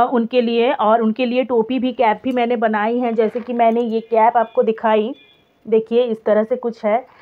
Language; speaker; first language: Hindi; non-native, local second language; Bangla